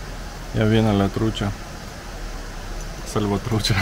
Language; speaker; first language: Spanish; non-native, fluent; Russian